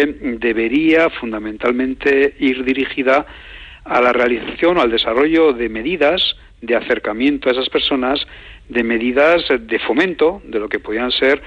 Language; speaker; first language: Spanish; native; Spanish